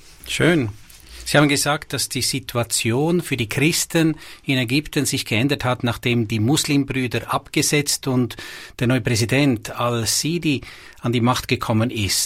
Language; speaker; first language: German; native; German